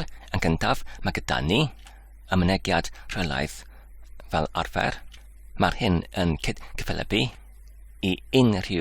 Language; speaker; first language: Welsh; non-native, fluent; English